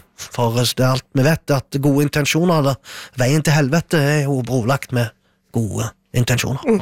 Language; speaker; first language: Norwegian; early bilingual, other home language; Arabic